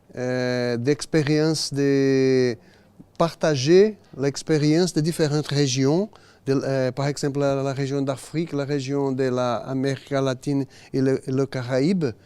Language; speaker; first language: French; non-native, learner; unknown